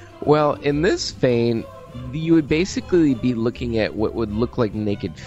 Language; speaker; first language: English; native; English